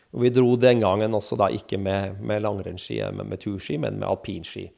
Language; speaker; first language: Norwegian; native; Norwegian